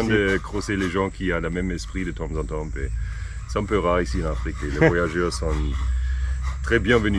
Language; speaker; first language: French; non-native, fluent; German